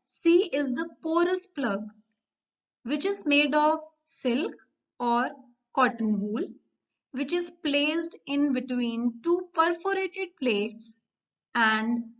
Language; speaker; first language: English; non-native, local second language; Punjabi